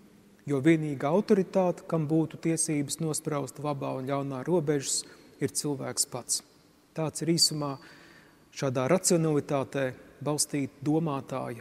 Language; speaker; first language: Latvian; native; Latvian